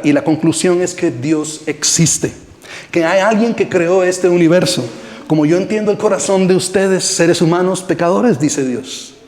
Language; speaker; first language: Spanish; native; Spanish